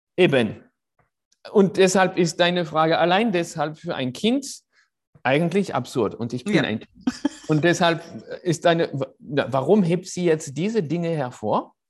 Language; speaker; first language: German; non-native, fluent; French